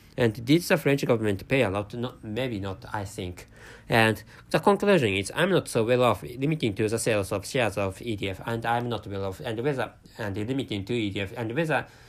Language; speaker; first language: English; non-native, fluent; Japanese